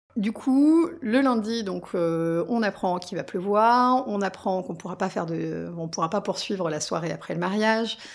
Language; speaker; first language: French; native; French